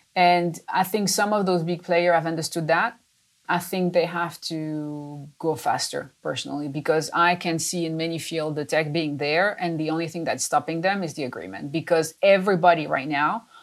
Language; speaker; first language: English; non-native, fluent; French